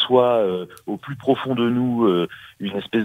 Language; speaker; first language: French; native; French